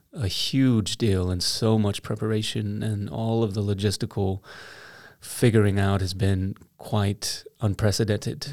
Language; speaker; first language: English; native; English